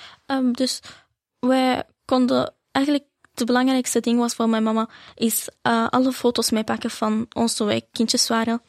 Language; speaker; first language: Dutch; early bilingual, other home language; Arabic